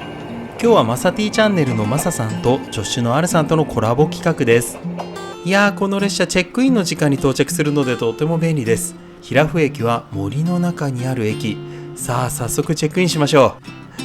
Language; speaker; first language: Japanese; native; Japanese